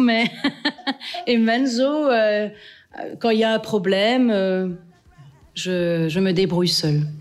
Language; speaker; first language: French; native; French